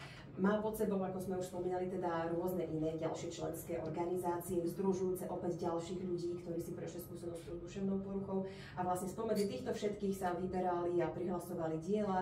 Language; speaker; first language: Slovak; native; Slovak